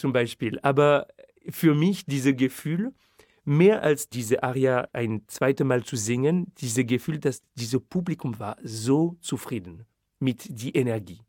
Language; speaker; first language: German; non-native, fluent; French